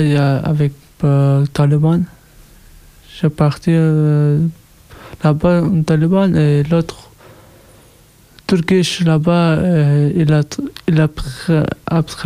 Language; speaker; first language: French; non-native, learner; Persian